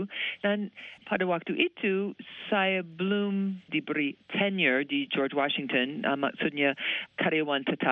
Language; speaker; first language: Indonesian; non-native, fluent; English